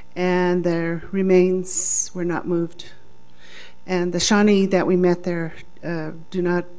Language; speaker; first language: English; native; English